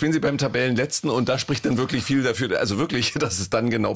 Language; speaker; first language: German; native; German